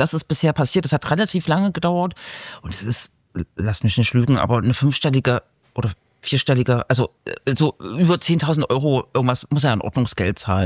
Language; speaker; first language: German; native; German